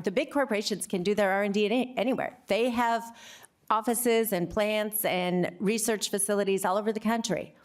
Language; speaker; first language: English; native; English